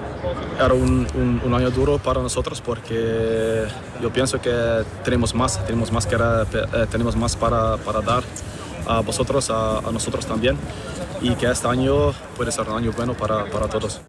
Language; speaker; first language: Spanish; non-native, learner; Dutch